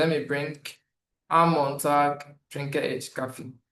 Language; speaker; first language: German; non-native, fluent; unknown